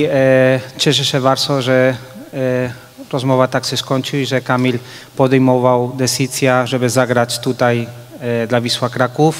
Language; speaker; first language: Polish; non-native, fluent; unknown